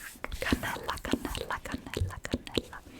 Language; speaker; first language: Italian; non-native, fluent; English